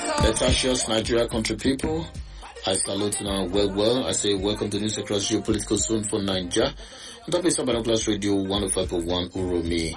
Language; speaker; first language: Nigerian Pidgin; non-native, local second language; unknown